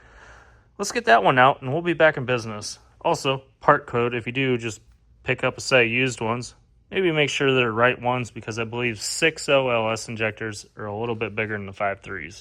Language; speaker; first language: English; native; English